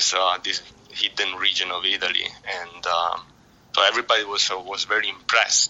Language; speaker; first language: English; non-native, fluent; Italian